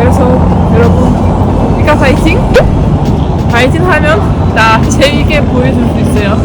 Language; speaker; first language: Korean; non-native, learner; Ukrainian